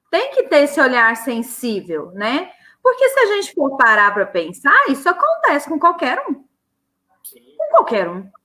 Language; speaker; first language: Portuguese; native; Portuguese